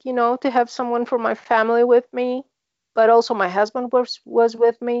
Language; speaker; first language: English; non-native, fluent; Greek